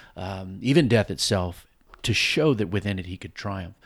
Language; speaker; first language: English; native; English